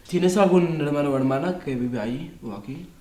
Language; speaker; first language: Spanish; non-native, local second language; Catalan